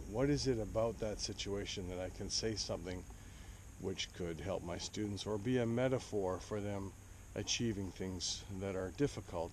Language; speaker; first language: English; native; English